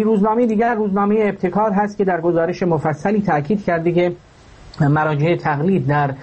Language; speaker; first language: Persian; native; Persian